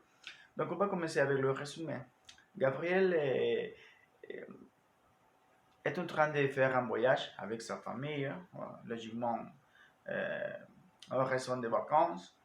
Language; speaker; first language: French; non-native, learner; Spanish